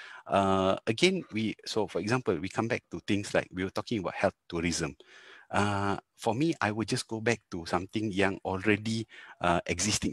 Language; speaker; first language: English; non-native, local second language; Tamil